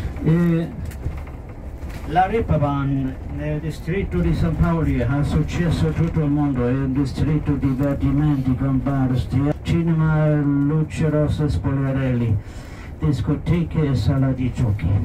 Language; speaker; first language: Italian; non-native, fluent; German